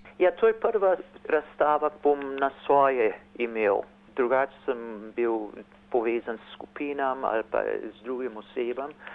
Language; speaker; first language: Slovenian; early bilingual, heritage; Slovenian